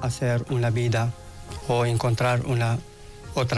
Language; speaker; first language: Spanish; non-native, learner; Arabic